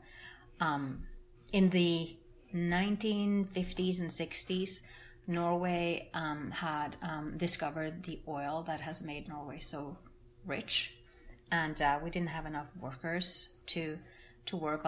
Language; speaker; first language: English; non-native, fluent; Norwegian